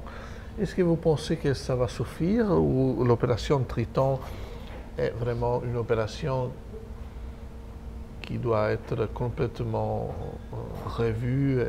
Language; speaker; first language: French; non-native, fluent; Italian